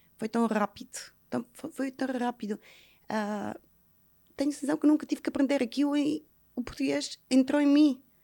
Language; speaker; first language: Portuguese; non-native, fluent; Bulgarian